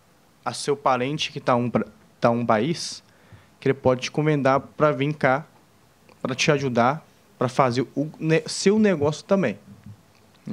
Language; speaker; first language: Portuguese; non-native, fluent; Chinese